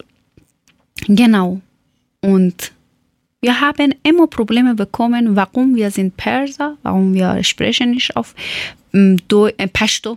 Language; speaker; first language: German; non-native, learner; Persian